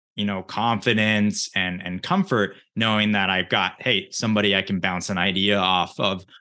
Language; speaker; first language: English; early bilingual, other home language; Japanese